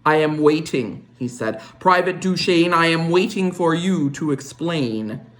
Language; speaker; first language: English; native; English